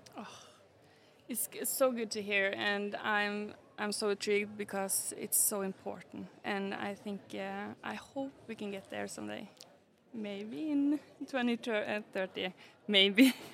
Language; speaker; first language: English; non-native, fluent; Norwegian